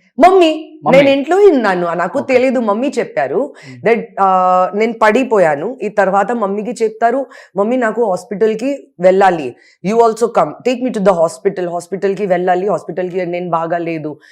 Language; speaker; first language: Telugu; non-native, local second language; Hindi